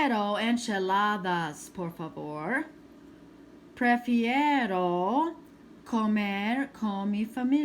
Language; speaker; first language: Spanish; non-native, fluent; English